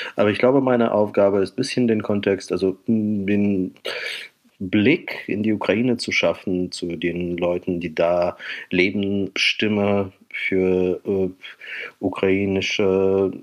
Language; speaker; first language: German; non-native, fluent; Ukrainian